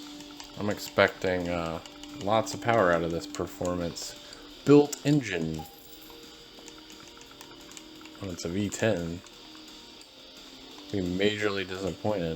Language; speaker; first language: English; native; English